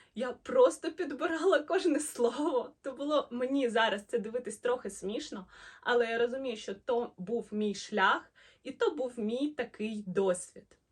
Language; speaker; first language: Ukrainian; non-native, local second language; Russian